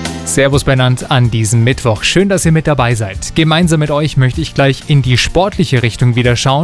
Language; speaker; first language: German; native; German